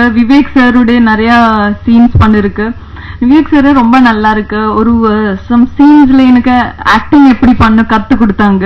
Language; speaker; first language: Tamil; non-native, learner; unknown